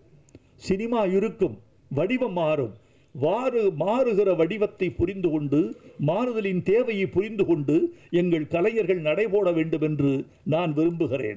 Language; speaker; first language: Tamil; native; Tamil